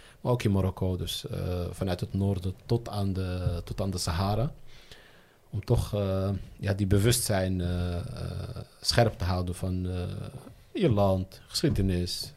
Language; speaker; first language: Dutch; early bilingual, other home language; Riffian